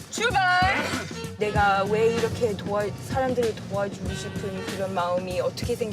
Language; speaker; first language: Korean; early bilingual, heritage; English